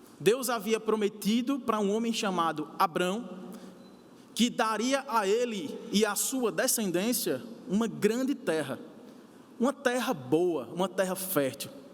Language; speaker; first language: Portuguese; native; Portuguese